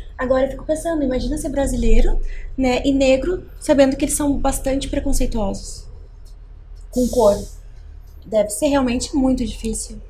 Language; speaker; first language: Portuguese; native; Portuguese